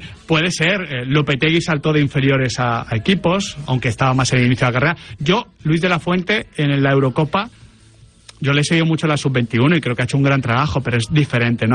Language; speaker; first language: Spanish; native; Spanish